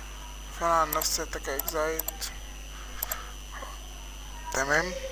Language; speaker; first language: Arabic; native; Arabic